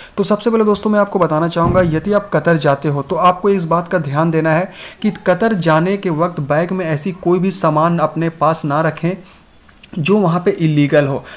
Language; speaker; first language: Hindi; native; Hindi